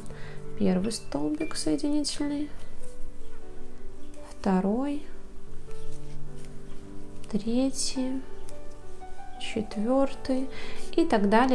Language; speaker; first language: Russian; native; Russian